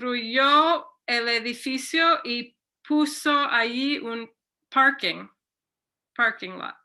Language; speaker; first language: Spanish; non-native, fluent; English